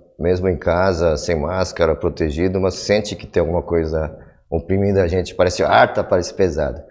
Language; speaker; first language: Portuguese; early bilingual, other home language; Korean